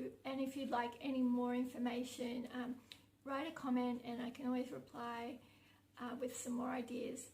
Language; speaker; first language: English; native; English